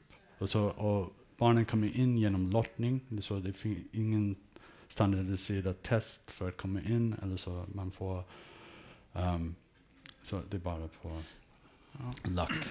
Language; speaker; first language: Swedish; early bilingual, heritage; English